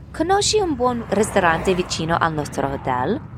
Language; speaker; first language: Italian; non-native, learner; English